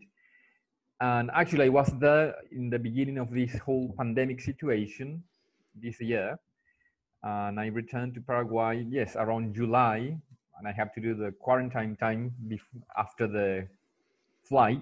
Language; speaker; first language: English; non-native, fluent; Spanish